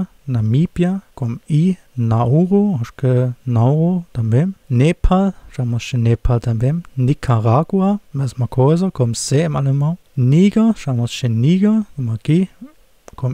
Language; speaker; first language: Portuguese; non-native, fluent; German